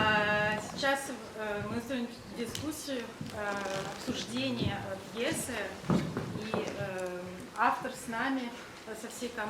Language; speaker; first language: Russian; native; Russian